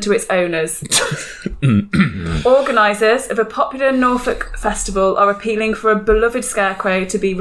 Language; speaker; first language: English; native; English